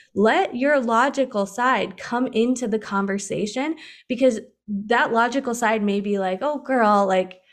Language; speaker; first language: English; native; English